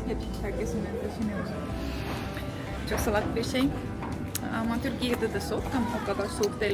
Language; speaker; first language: Turkish; non-native, learner; Estonian